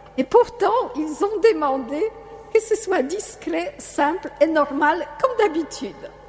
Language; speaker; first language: French; non-native, fluent; Polish